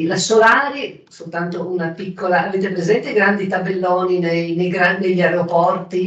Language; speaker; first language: Italian; native; Italian